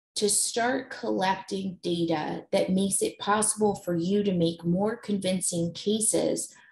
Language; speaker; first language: English; native; English